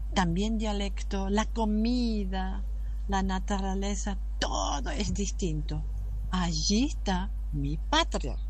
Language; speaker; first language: Spanish; non-native, local second language; German